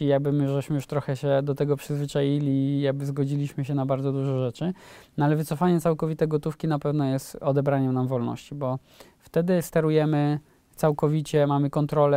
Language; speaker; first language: Polish; native; Polish